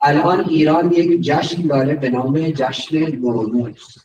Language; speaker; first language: Persian; non-native, fluent; Urdu